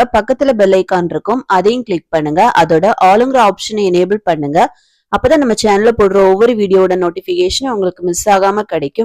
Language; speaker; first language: Tamil; native; Tamil